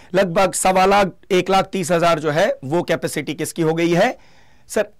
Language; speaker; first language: Hindi; native; Hindi